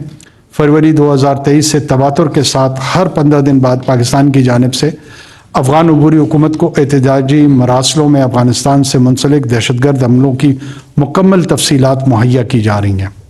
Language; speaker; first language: Urdu; non-native, local second language; Pashto